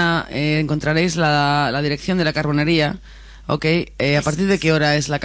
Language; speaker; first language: Spanish; native; Spanish